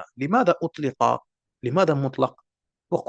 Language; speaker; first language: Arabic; non-native, fluent; French